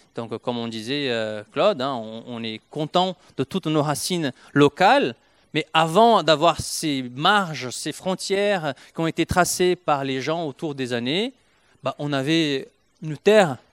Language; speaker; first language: French; non-native, fluent; Portuguese